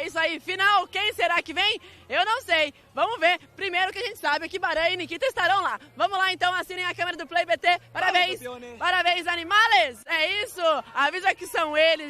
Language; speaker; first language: Portuguese; native; Portuguese